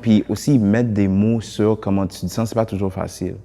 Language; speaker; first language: French; early bilingual, other home language; Haitian Creole